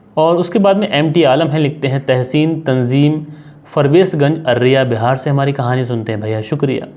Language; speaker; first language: Hindi; native; Hindi